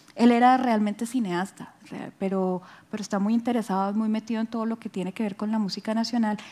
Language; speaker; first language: Spanish; native; Spanish